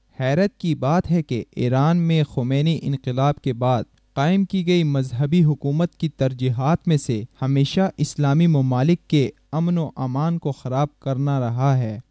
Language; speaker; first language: Urdu; native; Urdu